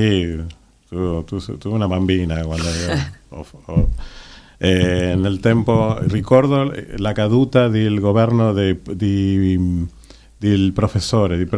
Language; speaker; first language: Spanish; native; Spanish